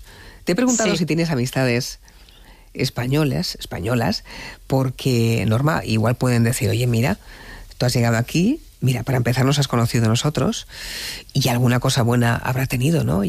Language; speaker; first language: Spanish; native; Spanish